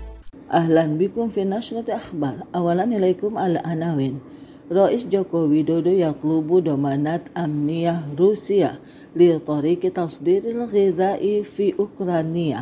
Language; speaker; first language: Arabic; non-native, fluent; Indonesian